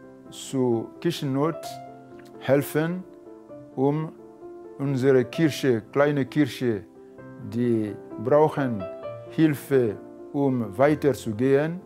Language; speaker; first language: German; non-native, learner; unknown